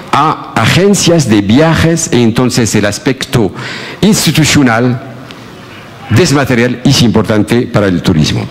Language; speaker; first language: Spanish; non-native, fluent; Arabic